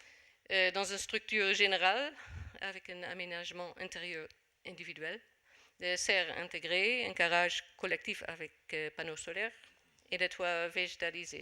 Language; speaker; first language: French; non-native, fluent; Dutch